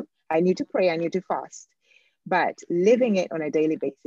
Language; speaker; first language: English; non-native, local second language; Ganda